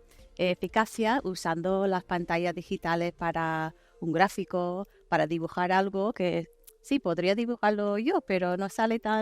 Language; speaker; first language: Spanish; non-native, fluent; English